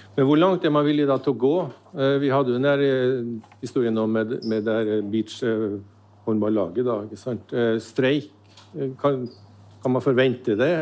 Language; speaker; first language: Norwegian; native; Norwegian